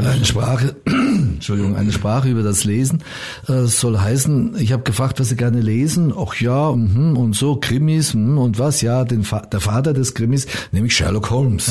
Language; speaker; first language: German; native; German